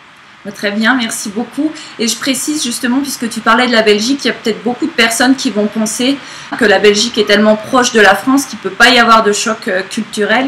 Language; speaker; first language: French; native; French